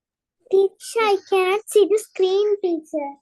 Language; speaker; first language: English; non-native, learner; Tamil